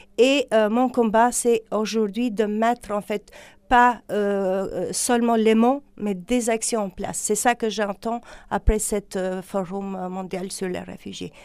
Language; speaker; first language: French; non-native, fluent; Albanian